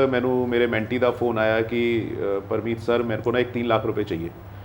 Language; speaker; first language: Hindi; non-native, local second language; Punjabi